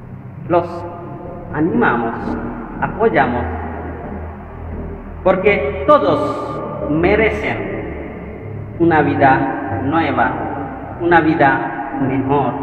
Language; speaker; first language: Spanish; non-native, fluent; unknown